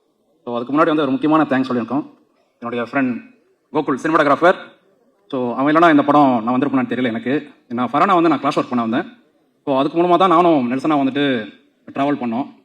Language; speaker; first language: Tamil; native; Tamil